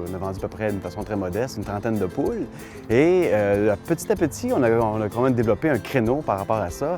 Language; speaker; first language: French; native; French